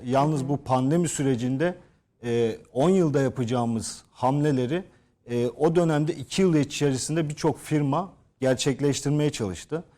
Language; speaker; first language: Turkish; native; Turkish